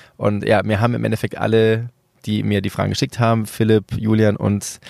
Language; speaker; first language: German; early bilingual, other home language; Spanish